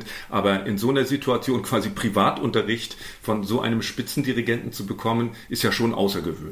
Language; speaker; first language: German; native; German